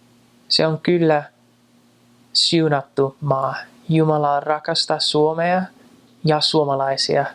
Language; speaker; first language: Finnish; non-native, fluent; English